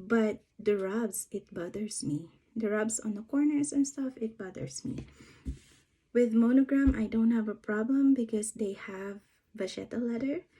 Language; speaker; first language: English; non-native, fluent; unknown